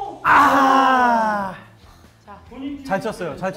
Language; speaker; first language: Korean; native; Korean